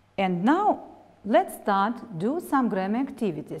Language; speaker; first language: English; non-native, fluent; Russian